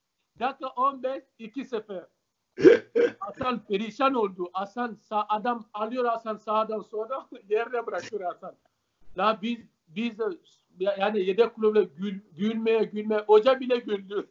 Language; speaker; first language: Turkish; non-native, learner; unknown